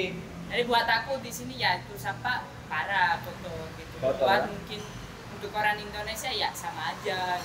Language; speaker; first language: Indonesian; non-native, fluent; Spanish